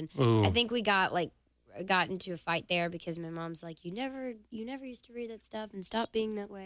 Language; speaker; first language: English; native; English